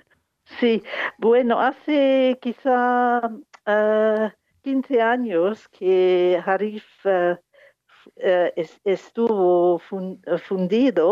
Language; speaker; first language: Spanish; non-native, fluent; English